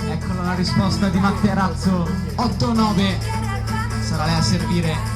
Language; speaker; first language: Italian; native; Italian